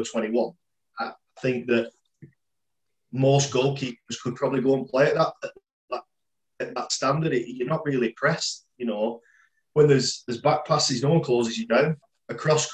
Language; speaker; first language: English; native; English